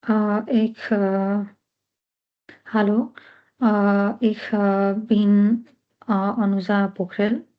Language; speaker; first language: German; non-native, learner; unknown